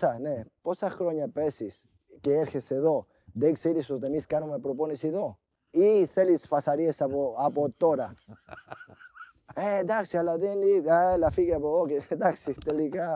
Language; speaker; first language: Greek; non-native, fluent; Spanish